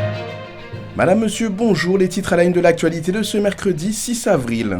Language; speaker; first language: French; non-native, local second language; Haitian Creole